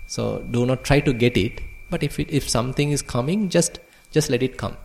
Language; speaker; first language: English; non-native, local second language; Sinhala